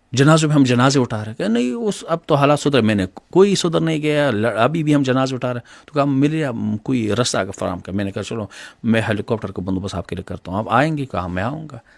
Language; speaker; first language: Urdu; non-native, local second language; Pashto